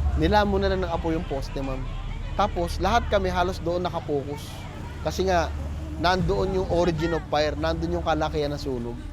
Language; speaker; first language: Filipino; native; Filipino